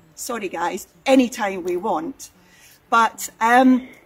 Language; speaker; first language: English; native; English